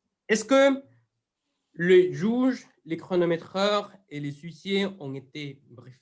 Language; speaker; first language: French; non-native, fluent; Spanish